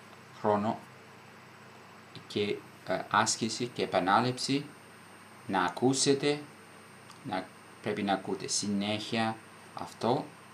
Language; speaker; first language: Greek; non-native, fluent; Italian